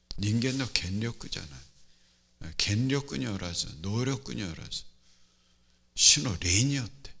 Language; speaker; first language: Japanese; non-native, fluent; Korean